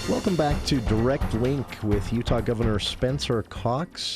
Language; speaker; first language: English; native; English